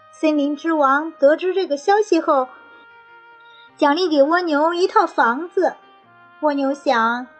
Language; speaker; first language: Chinese; native; Chinese